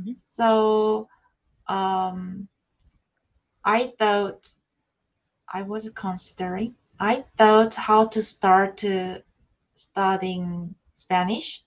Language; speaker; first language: English; non-native, learner; Korean